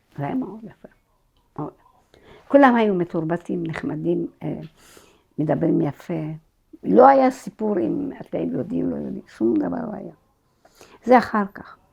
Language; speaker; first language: Hebrew; non-native, fluent; Arabic